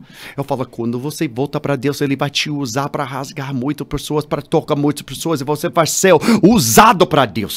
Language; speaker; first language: Portuguese; non-native, learner; English